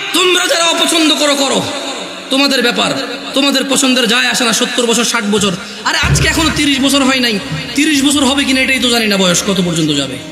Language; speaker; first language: Bangla; early bilingual, heritage; Bangla